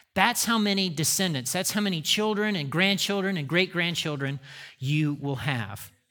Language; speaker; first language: English; native; English